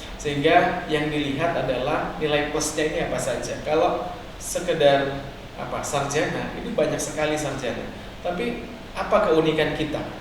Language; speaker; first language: Indonesian; native; Indonesian